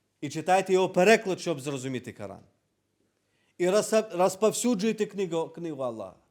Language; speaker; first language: Ukrainian; non-native, local second language; Crimean Tatar